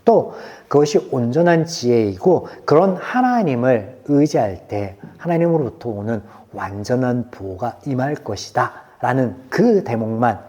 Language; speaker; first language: Korean; native; Korean